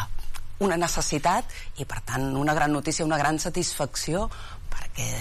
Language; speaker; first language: Catalan; native; Catalan